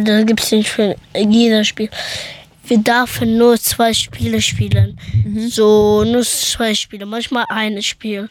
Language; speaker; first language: German; early bilingual, other home language; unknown